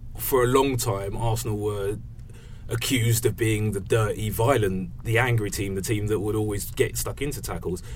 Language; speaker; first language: English; native; English